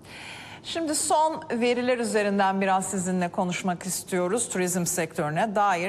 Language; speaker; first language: Turkish; native; Turkish